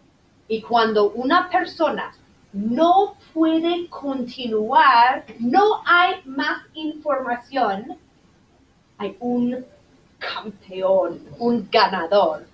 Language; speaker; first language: Spanish; non-native, fluent; English